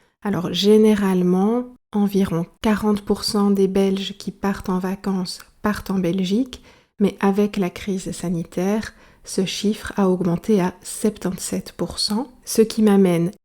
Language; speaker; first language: French; native; French